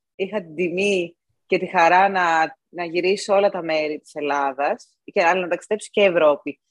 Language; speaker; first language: Greek; native; Greek